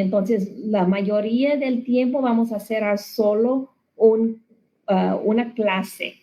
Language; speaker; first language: Spanish; non-native, learner; English